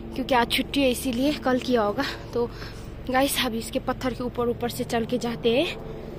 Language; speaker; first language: Hindi; non-native, local second language; Nepali